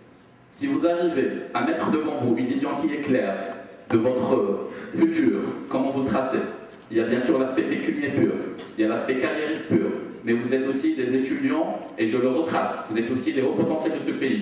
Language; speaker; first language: French; non-native, local second language; Arabic